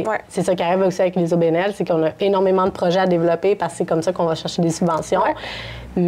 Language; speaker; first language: French; native; French